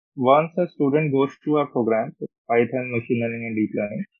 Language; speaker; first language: English; non-native, local second language; Hindi